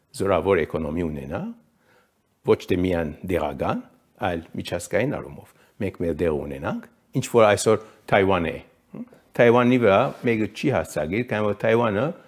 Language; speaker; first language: Armenian; early bilingual, heritage; Armenian